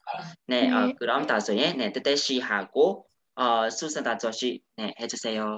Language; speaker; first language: Korean; non-native, fluent; Burmese